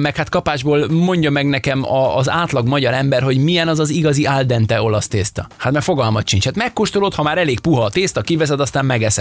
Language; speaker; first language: Hungarian; native; Hungarian